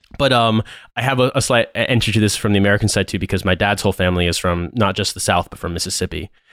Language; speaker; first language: English; native; English